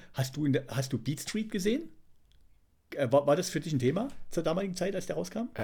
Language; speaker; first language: German; native; German